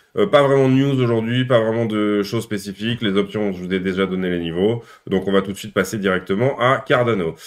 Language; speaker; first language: French; native; French